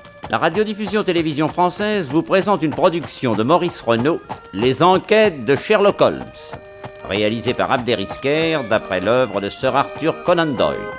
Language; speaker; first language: French; native; French